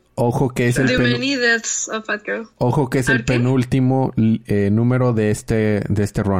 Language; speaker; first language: Spanish; native; Spanish